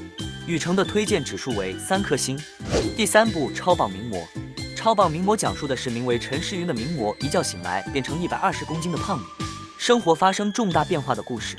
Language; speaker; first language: Chinese; native; Chinese